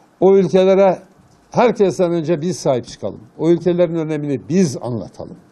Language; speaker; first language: Turkish; native; Turkish